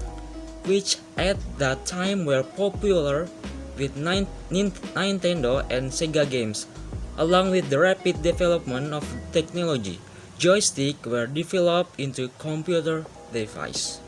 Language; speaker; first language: English; non-native, learner; Indonesian